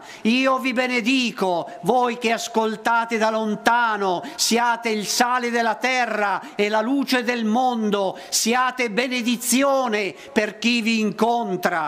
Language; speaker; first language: Italian; native; Italian